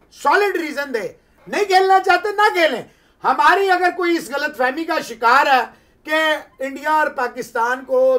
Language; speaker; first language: Urdu; native; Urdu